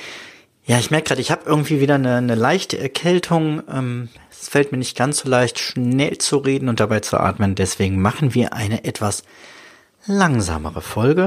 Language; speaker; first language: German; native; German